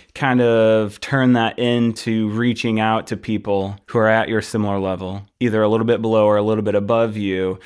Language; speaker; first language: English; native; English